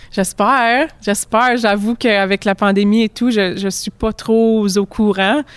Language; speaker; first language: French; native; French